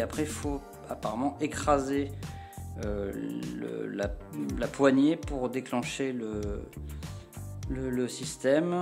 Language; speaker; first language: French; native; French